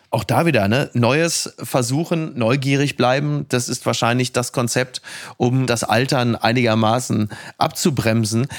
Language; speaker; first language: German; native; German